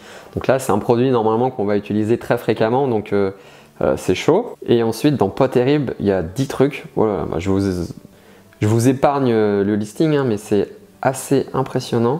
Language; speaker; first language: French; native; French